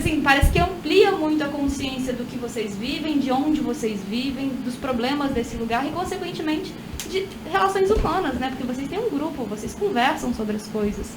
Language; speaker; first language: Portuguese; native; Portuguese